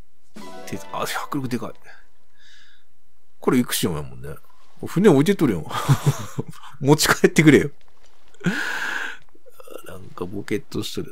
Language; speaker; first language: Japanese; native; Japanese